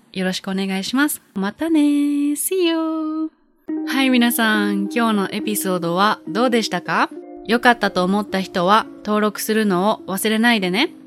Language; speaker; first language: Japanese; native; Japanese